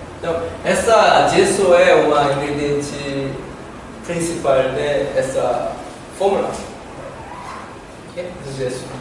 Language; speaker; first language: Portuguese; non-native, learner; Korean